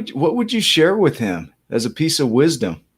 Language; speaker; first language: English; native; English